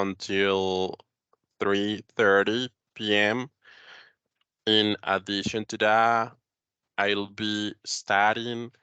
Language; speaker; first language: English; non-native, learner; Spanish